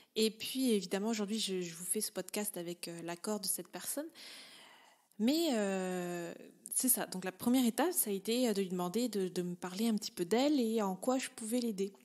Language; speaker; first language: French; native; French